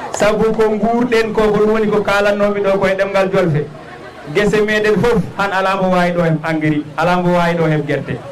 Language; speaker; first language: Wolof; non-native, local second language; Fula